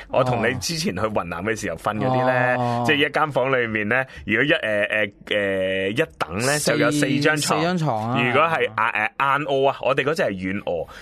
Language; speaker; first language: Cantonese; native; Cantonese